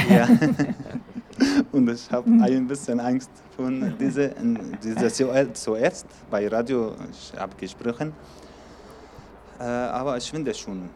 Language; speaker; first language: German; non-native, learner; Arabic